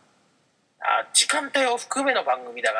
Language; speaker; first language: Japanese; native; Japanese